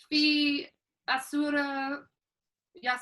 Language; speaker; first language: Arabic; non-native, learner; English